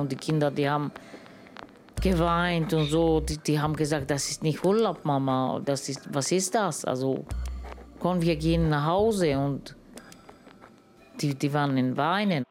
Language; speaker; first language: German; non-native, learner; Romany